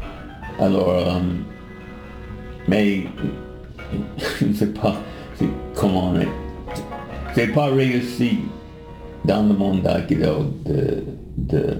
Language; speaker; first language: French; non-native, fluent; English